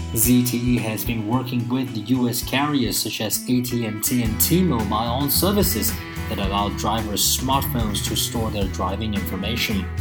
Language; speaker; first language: English; non-native, fluent; Chinese